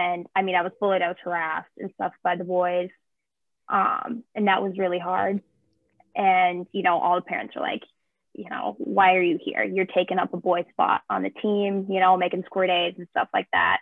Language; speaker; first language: English; native; English